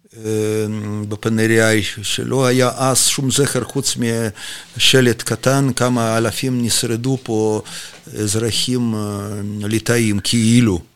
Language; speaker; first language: Hebrew; non-native, fluent; Russian